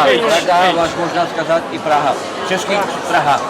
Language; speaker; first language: Czech; non-native, learner; Hungarian